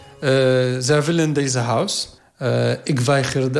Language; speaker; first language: Dutch; non-native, learner; Arabic